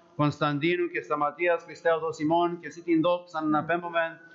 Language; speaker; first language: Greek; early bilingual, heritage; Greek